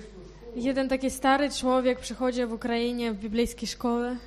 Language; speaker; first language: Polish; non-native, fluent; Ukrainian